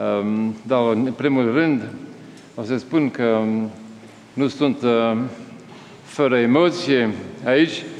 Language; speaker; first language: Romanian; non-native, learner; French